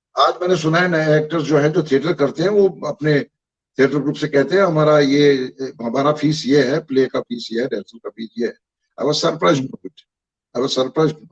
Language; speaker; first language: Hindi; non-native, local second language; Kashmiri